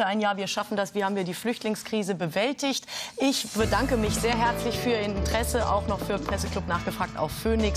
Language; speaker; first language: German; native; German